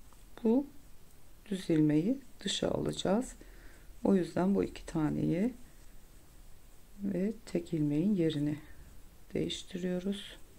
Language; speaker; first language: Turkish; native; Turkish